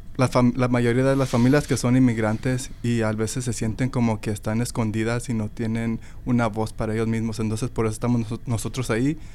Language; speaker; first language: Spanish; early bilingual, heritage; Spanish